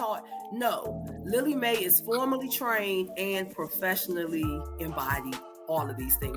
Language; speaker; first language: English; native; English